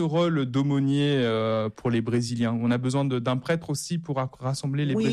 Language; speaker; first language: French; native; French